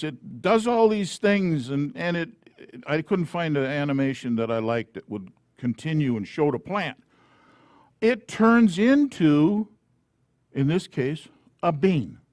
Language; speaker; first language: English; native; English